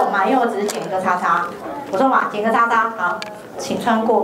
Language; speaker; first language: Chinese; native; Chinese